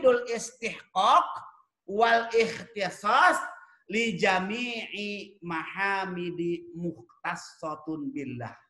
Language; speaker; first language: Arabic; non-native, fluent; Indonesian